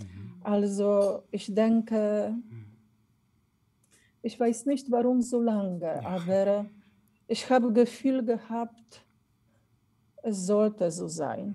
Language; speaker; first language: German; non-native, fluent; Polish